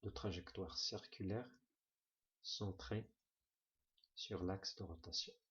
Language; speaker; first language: French; non-native, local second language; Arabic